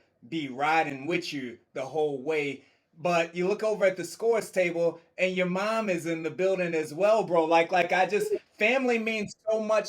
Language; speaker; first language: English; native; English